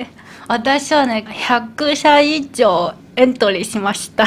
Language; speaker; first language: Japanese; non-native, fluent; Chinese